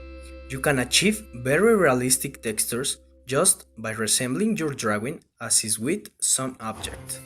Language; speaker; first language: English; non-native, learner; Spanish